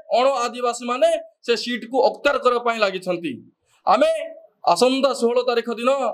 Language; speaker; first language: Odia; non-native, local second language; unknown